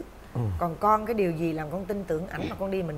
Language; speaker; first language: Vietnamese; native; Vietnamese